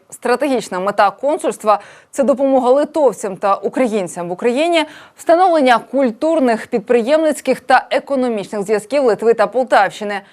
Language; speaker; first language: Ukrainian; native; Ukrainian